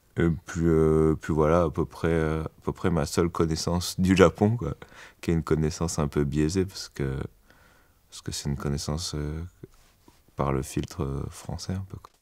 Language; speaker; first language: French; native; French